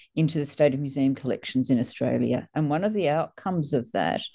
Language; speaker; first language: English; native; English